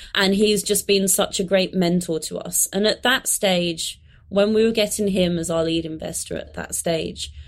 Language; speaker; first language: English; native; English